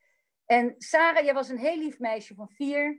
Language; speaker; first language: Dutch; native; Dutch